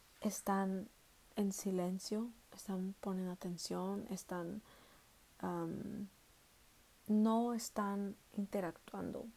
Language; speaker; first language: Spanish; early bilingual, heritage; Spanish